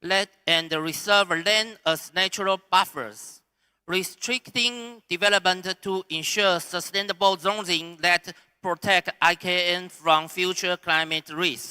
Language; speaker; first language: English; non-native, learner; Indonesian